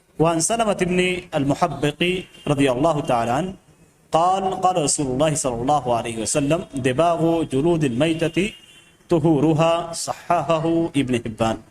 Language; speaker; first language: Urdu; native; Urdu